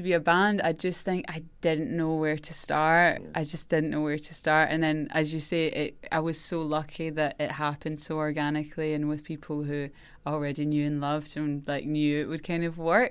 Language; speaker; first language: English; native; English